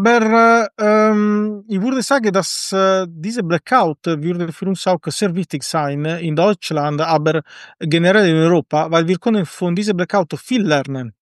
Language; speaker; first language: German; non-native, fluent; Italian